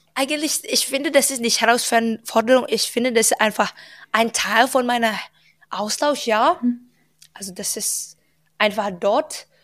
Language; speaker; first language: German; non-native, learner; Indonesian